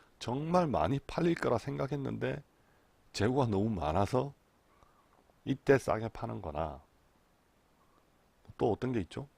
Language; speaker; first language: Korean; native; Korean